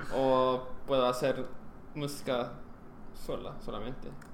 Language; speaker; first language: Spanish; non-native, learner; English